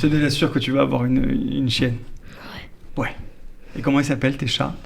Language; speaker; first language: French; native; French